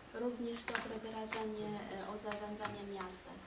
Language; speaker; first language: Polish; non-native, learner; Chinese